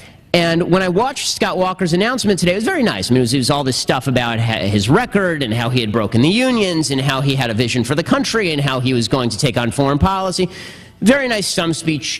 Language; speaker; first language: English; native; English